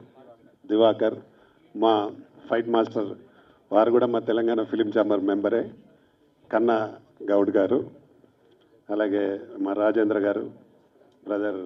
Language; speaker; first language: Telugu; native; Telugu